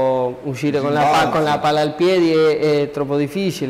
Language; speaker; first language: Italian; non-native, learner; Spanish